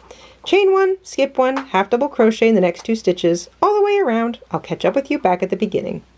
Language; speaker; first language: English; native; English